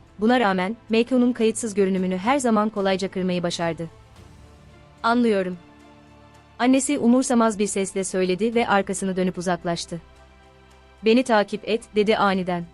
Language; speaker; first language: Turkish; native; Turkish